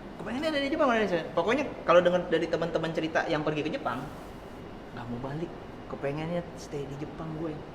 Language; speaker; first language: Indonesian; native; Indonesian